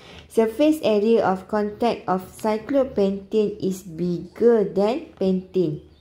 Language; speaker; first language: English; non-native, local second language; Malay